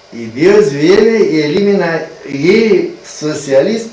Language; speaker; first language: Spanish; non-native, learner; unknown